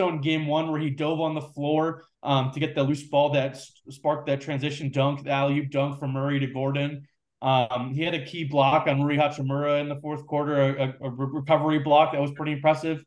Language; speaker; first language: English; native; English